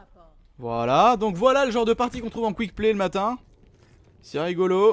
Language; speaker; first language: French; native; French